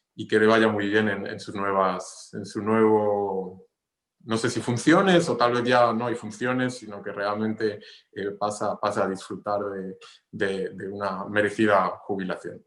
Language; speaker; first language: Spanish; non-native, fluent; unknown